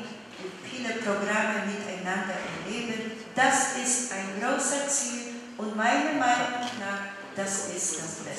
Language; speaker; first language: German; non-native, fluent; Polish